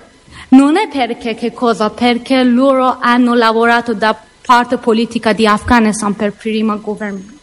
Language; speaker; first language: Italian; non-native, learner; Persian